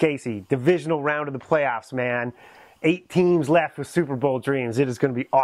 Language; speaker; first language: English; native; English